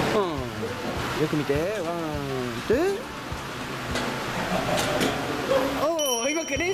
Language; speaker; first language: Japanese; native; Japanese